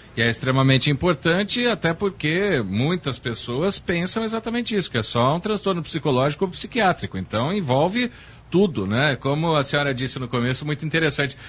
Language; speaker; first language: Portuguese; native; Portuguese